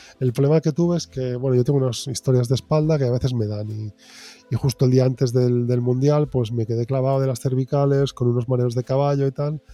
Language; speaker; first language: Spanish; native; Spanish